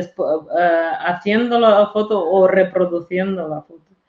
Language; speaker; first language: Spanish; non-native, fluent; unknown